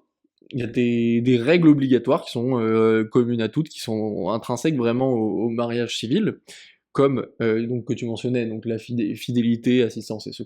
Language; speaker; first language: French; native; French